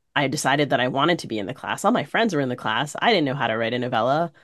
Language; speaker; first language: English; native; English